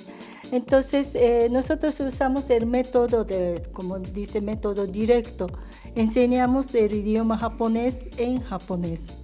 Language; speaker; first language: Spanish; non-native, fluent; Japanese